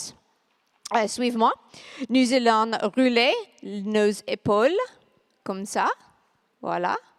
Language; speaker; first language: French; non-native, learner; English